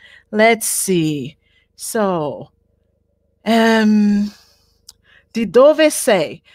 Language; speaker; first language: Italian; non-native, learner; English